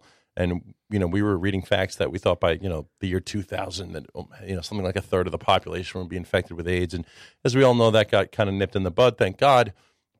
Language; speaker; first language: English; early bilingual, other home language; Czech